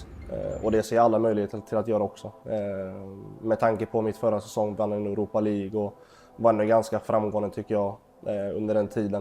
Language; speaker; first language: Swedish; native; Swedish